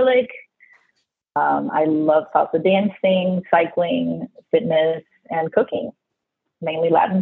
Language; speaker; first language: English; non-native, fluent; Spanish